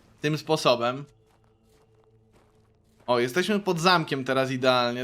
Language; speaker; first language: Polish; native; Polish